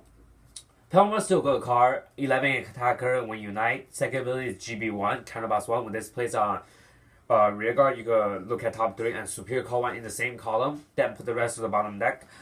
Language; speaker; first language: English; non-native, fluent; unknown